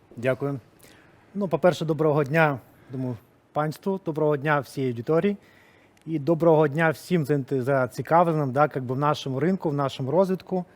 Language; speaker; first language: Ukrainian; non-native, local second language; Russian